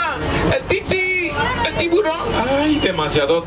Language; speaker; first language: Spanish; native; Spanish